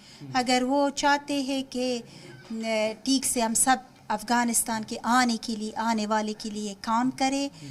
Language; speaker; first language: Hindi; non-native, fluent; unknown